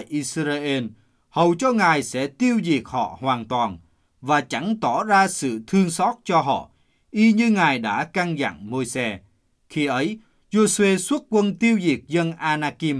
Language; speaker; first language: Vietnamese; native; Vietnamese